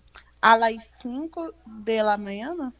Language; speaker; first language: Spanish; non-native, learner; Portuguese